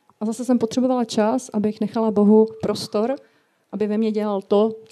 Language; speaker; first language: Czech; non-native, learner; Russian